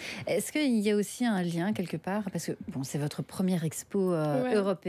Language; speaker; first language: French; native; French